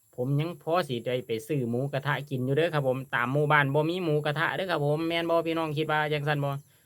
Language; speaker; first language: Thai; native; Thai